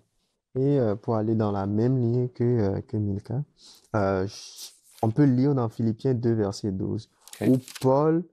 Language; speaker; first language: French; native; French